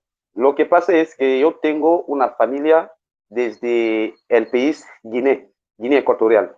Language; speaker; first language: Spanish; non-native, learner; French